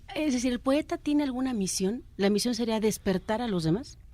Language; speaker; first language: Spanish; native; Spanish